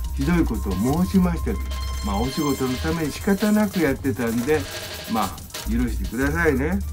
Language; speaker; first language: Japanese; native; Japanese